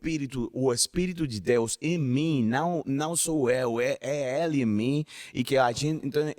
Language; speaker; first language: Portuguese; non-native, learner; Spanish